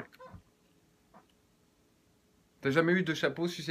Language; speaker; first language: French; native; French